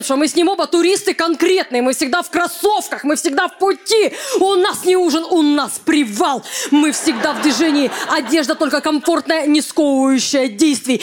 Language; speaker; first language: Russian; native; Russian